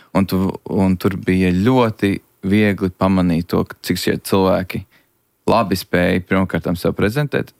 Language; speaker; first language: Latvian; native; Latvian